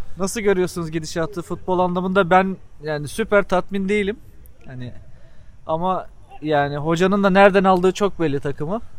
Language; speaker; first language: Turkish; native; Turkish